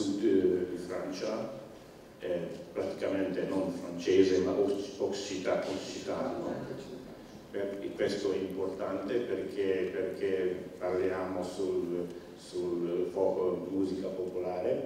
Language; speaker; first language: Italian; non-native, learner; Hungarian